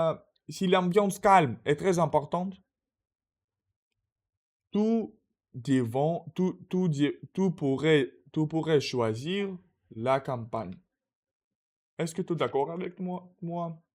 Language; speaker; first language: French; non-native, learner; Russian